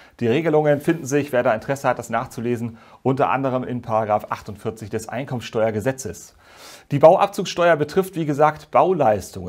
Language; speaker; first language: German; native; German